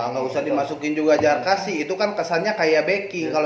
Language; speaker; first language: Indonesian; native; Indonesian